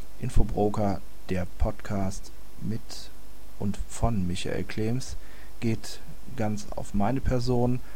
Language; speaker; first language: German; native; German